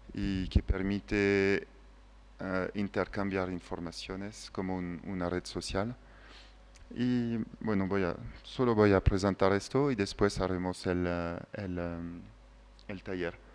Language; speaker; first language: Spanish; non-native, fluent; French